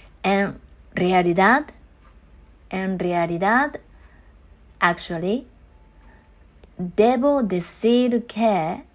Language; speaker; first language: Spanish; non-native, learner; Japanese